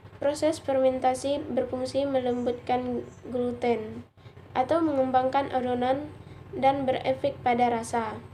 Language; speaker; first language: Indonesian; non-native, local second language; Iban